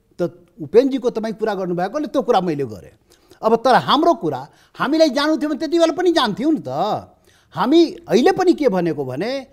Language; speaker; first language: Nepali; non-native, local second language; Maithili